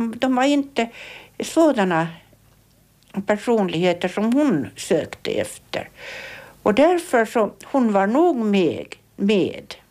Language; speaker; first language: Swedish; native; Swedish